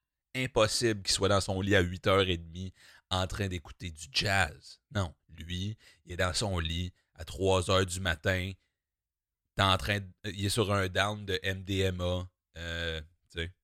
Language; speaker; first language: French; native; French